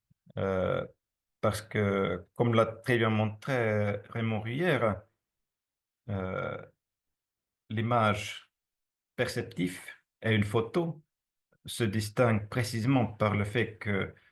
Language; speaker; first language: French; non-native, fluent; Estonian